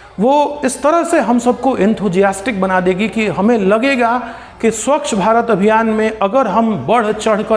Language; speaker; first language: Hindi; native; Hindi